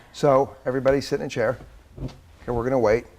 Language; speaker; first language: English; native; English